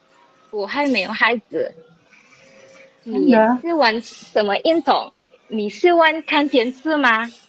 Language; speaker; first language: Chinese; non-native, learner; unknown